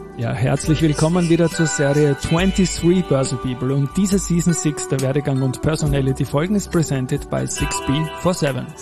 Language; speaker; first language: German; native; German